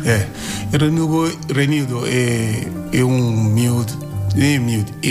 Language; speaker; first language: Portuguese; non-native, learner; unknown